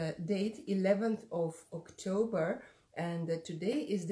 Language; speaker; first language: English; non-native, fluent; Russian